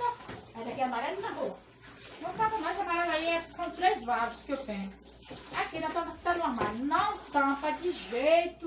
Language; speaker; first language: Portuguese; native; Portuguese